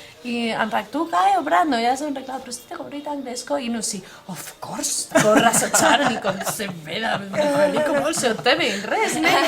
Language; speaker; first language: Slovenian; non-native, fluent; Spanish